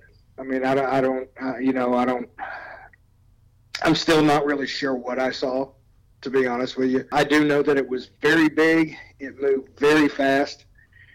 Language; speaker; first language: English; native; English